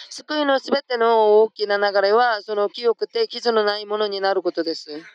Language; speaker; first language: Japanese; non-native, fluent; Korean